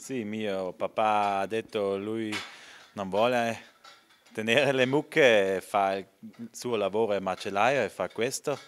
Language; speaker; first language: Italian; non-native, local second language; German